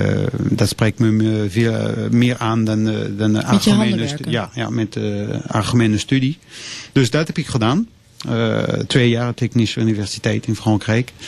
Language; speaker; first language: Dutch; non-native, fluent; French